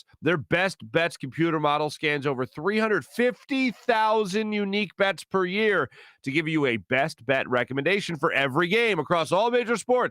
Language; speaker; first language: English; native; English